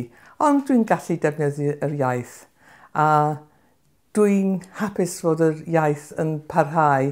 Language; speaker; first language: Welsh; non-native, local second language; English